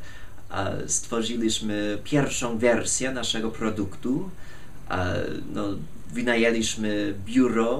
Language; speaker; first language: Polish; non-native, fluent; English